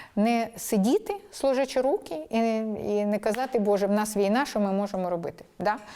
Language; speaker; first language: Ukrainian; non-native, local second language; Russian